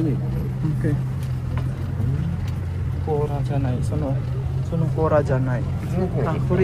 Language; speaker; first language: Japanese; non-native, learner; Filipino